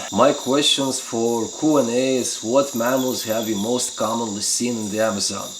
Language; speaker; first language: English; non-native, fluent; Lithuanian